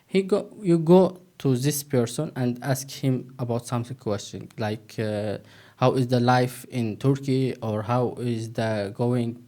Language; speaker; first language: English; non-native, learner; Turkish